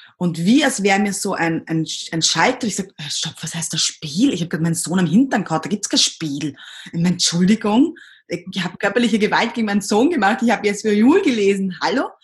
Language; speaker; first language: German; native; German